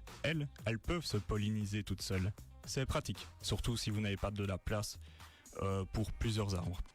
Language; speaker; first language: French; native; French